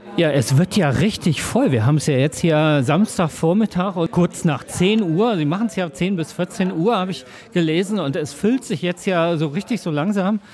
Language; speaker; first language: German; native; German